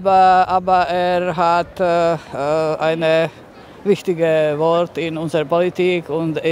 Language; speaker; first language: German; non-native, learner; Slovak